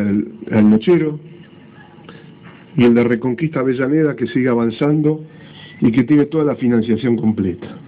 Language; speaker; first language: Spanish; native; Spanish